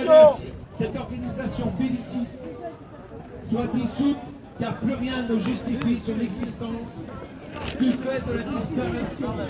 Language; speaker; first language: French; native; French